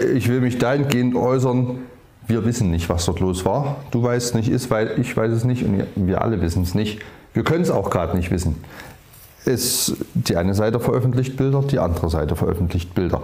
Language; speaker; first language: German; native; German